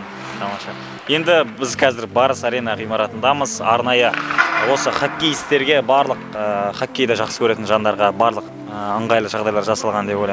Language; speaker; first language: Kazakh; native; Kazakh